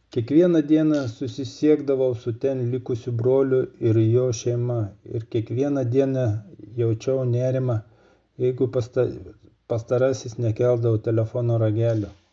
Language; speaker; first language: Lithuanian; non-native, fluent; Russian